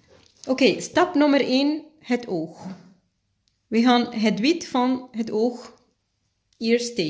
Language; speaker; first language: Dutch; non-native, fluent; Spanish